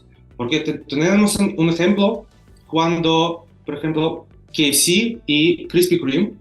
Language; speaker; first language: Spanish; non-native, fluent; Russian